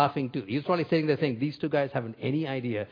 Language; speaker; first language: English; non-native, local second language; Tamil